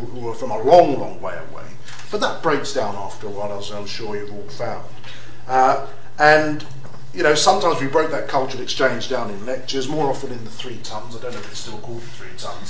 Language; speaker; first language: English; native; English